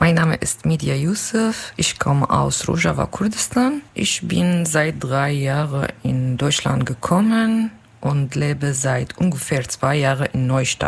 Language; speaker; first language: German; non-native, learner; Kurdish